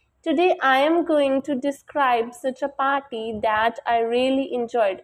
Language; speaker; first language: English; non-native, local second language; Punjabi